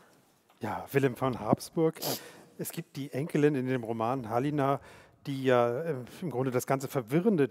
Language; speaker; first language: German; native; German